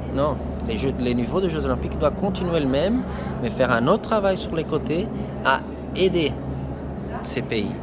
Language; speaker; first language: French; non-native, fluent; Portuguese